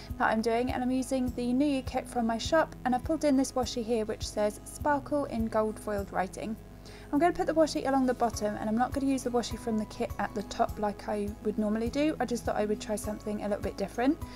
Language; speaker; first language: English; native; English